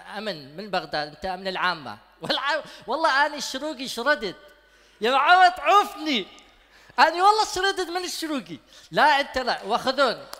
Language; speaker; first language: Arabic; non-native, local second language; Kurdish